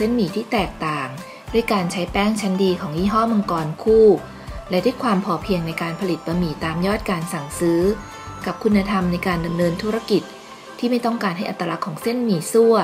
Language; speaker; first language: Thai; native; Thai